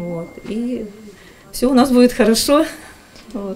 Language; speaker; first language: Russian; native; Russian